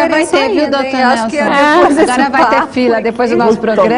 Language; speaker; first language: Portuguese; native; Portuguese